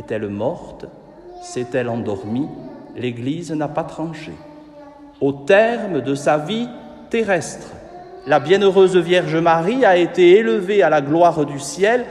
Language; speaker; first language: French; native; French